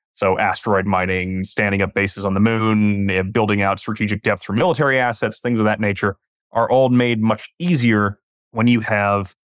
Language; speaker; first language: English; native; English